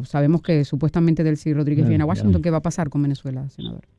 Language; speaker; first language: Spanish; native; Spanish